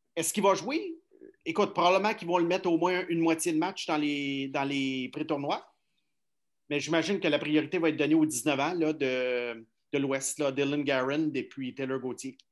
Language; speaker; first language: French; native; French